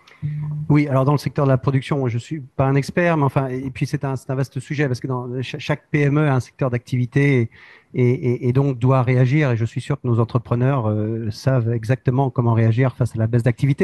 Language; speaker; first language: French; native; French